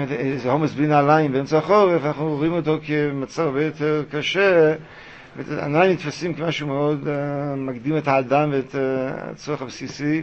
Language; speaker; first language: Hebrew; native; Hebrew